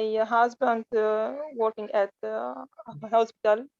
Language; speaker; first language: English; non-native, learner; Arabic